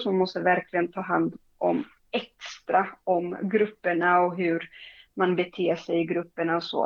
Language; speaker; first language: Swedish; non-native, fluent; Portuguese